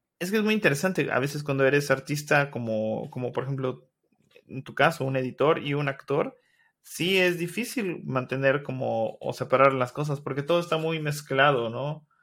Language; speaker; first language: Spanish; native; Spanish